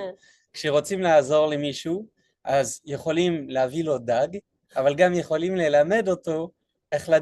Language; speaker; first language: Hebrew; non-native, fluent; French